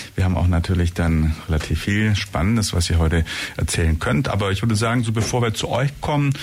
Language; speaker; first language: German; native; German